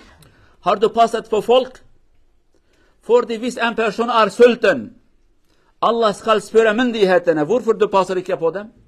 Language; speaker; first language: Norwegian; non-native, learner; Kurdish